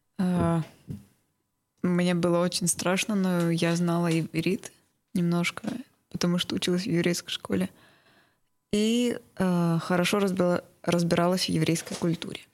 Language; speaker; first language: Russian; native; Russian